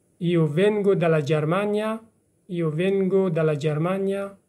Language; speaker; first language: Italian; non-native, fluent; Persian